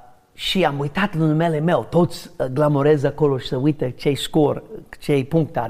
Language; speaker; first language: Romanian; non-native, learner; English